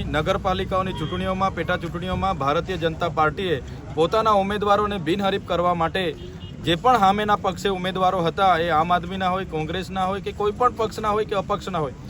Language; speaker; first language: Gujarati; non-native, local second language; Vasavi